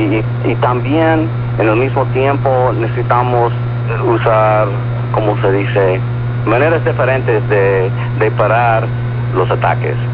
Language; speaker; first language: Spanish; early bilingual, heritage; Spanish